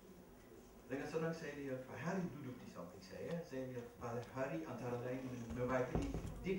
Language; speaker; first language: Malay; non-native, fluent; Dutch